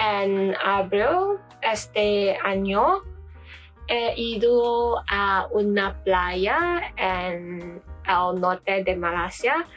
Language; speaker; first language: Spanish; non-native, learner; Malay